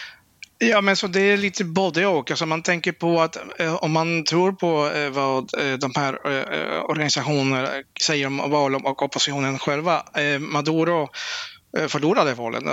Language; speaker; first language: Swedish; non-native, fluent; Spanish